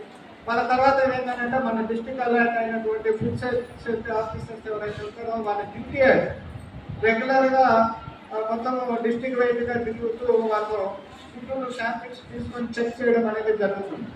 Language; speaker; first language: Telugu; native; Telugu